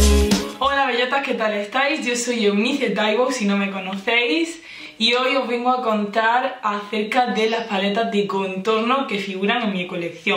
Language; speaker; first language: Spanish; native; Spanish